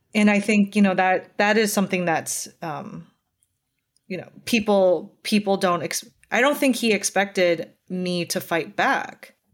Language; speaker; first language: English; native; English